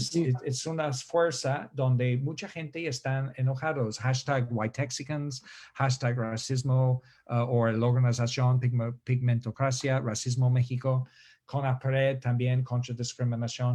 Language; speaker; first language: Spanish; non-native, fluent; English